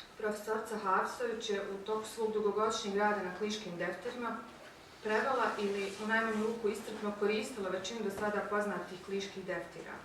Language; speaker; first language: Bosnian; native; Bosnian